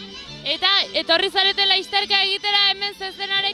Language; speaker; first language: Basque; native; Basque